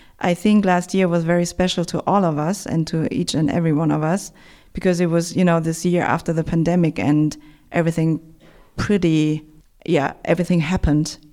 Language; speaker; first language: English; non-native, fluent; German